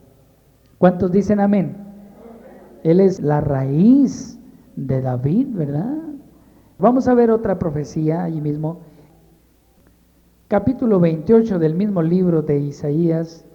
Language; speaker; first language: Spanish; native; Spanish